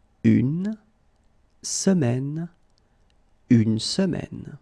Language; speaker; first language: French; native; French